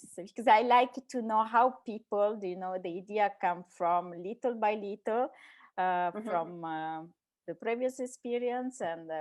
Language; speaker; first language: English; non-native, learner; Italian